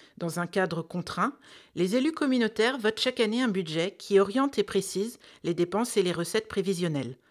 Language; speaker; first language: French; native; French